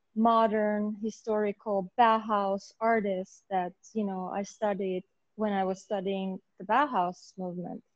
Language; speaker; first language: English; native; English